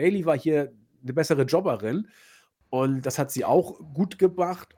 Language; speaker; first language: German; native; German